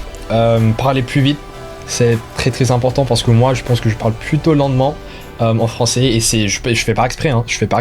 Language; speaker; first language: French; non-native, fluent; English